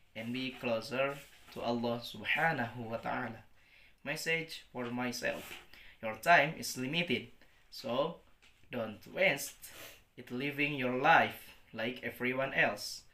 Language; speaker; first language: English; non-native, learner; Indonesian